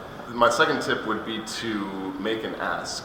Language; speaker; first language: English; native; English